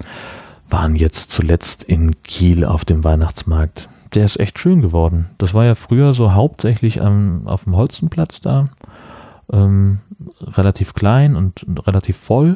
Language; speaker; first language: German; native; German